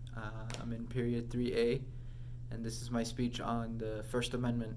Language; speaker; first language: English; native; English